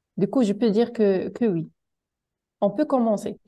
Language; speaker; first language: French; non-native, local second language; Arabic